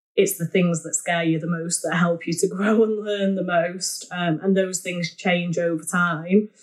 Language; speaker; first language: English; native; English